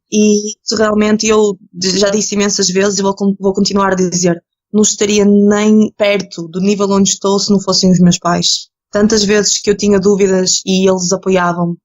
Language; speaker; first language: Portuguese; early bilingual, other home language; Ukrainian